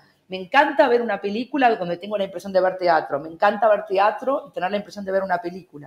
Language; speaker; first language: Spanish; native; Spanish